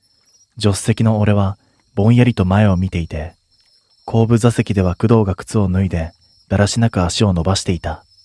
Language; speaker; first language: Japanese; native; Japanese